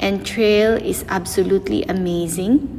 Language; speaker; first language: English; non-native, local second language; Filipino